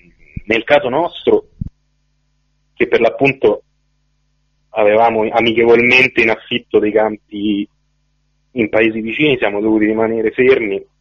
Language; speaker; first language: Italian; native; Italian